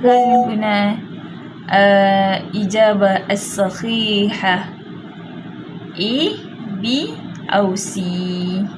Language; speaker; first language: Arabic; non-native, learner; Malay